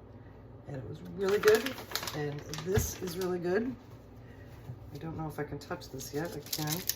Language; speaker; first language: English; native; English